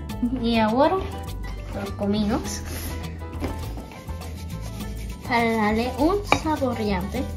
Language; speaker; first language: Spanish; early bilingual, heritage; Spanish